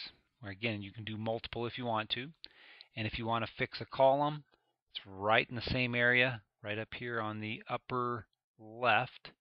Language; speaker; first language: English; native; English